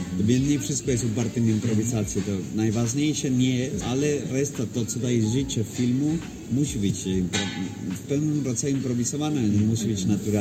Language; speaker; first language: Polish; non-native, fluent; Spanish